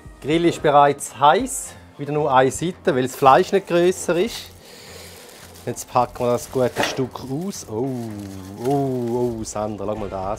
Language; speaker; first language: German; native; German